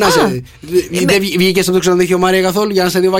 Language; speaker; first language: Greek; native; Greek